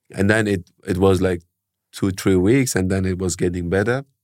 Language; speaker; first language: English; early bilingual, heritage; German